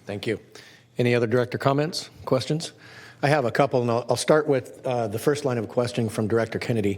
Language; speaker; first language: English; native; English